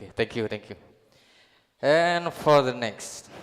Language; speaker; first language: English; non-native, learner; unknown